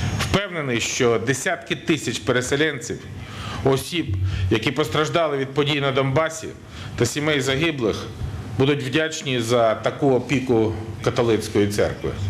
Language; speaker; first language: Ukrainian; native; Ukrainian